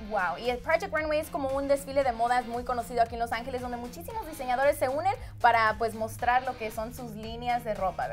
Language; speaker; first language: Spanish; native; Spanish